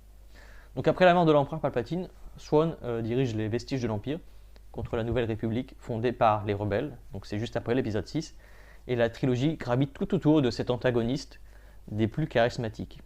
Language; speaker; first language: French; native; French